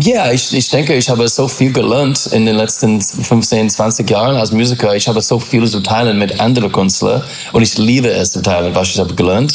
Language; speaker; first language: German; non-native, learner; English